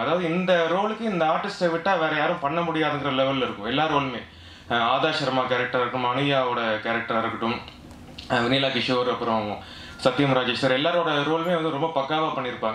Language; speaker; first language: Tamil; native; Tamil